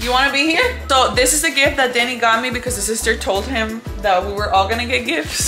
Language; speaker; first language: English; early bilingual, other home language; Spanish